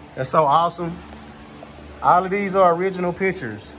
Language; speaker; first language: English; native; English